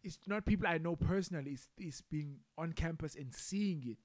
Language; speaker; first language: English; non-native, local second language; Xhosa